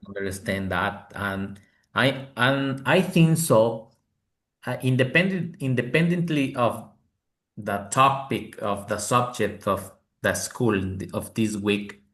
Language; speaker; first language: English; non-native, learner; Spanish